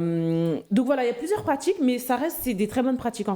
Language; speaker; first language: French; non-native, local second language; Haitian Creole